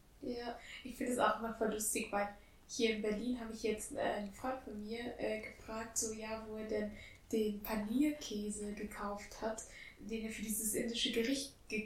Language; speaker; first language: German; native; German